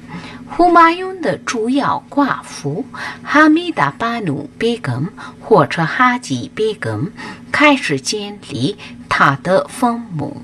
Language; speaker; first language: Chinese; non-native, fluent; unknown